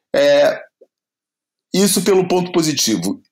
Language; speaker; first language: Portuguese; native; Portuguese